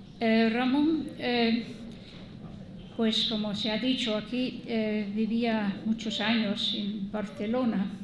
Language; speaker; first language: Spanish; non-native, fluent; English